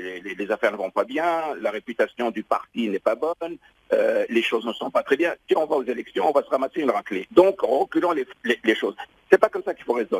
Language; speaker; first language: French; non-native, local second language; Arabic